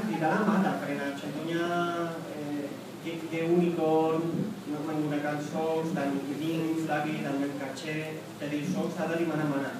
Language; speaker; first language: Indonesian; non-native, fluent; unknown